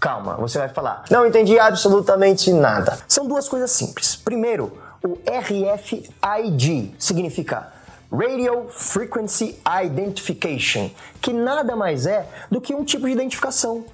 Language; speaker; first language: Portuguese; native; Portuguese